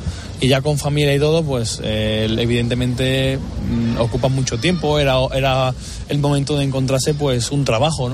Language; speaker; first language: Spanish; native; Spanish